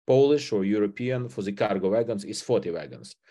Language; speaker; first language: English; non-native, fluent; Ukrainian